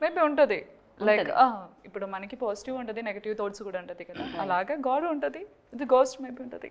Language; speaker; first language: Telugu; non-native, learner; Malayalam